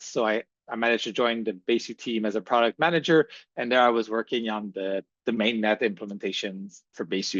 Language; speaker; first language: English; native; English